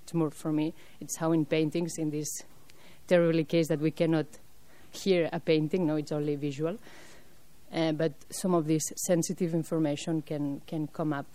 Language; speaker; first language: English; non-native, fluent; French